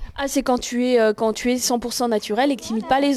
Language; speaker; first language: French; native; French